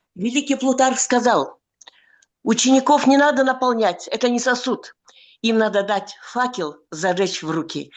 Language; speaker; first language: Russian; non-native, local second language; Kazakh